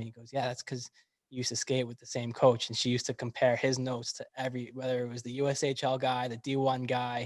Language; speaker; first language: English; native; English